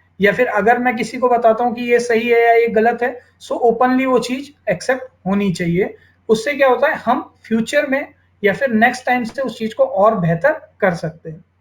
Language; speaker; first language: Hindi; native; Hindi